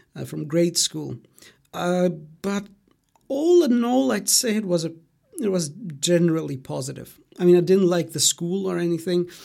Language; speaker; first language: English; non-native, fluent; Greek